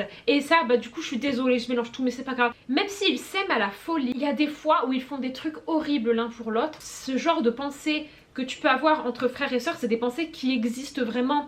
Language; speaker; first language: French; native; French